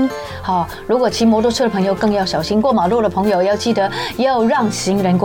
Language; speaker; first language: Chinese; native; Chinese